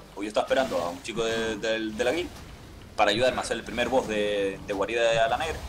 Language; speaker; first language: Spanish; native; Spanish